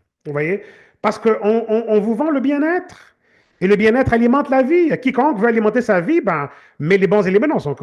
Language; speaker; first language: French; native; French